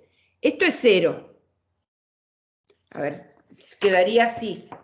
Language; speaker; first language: Spanish; native; Spanish